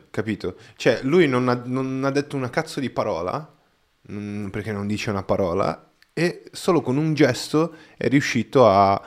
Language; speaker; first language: Italian; non-native, fluent; Portuguese